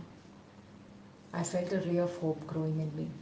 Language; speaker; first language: English; non-native, local second language; Telugu